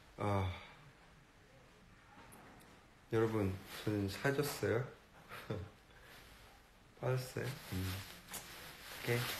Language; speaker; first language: Korean; non-native, learner; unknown